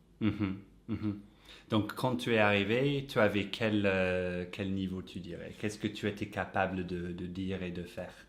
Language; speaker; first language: French; non-native, fluent; English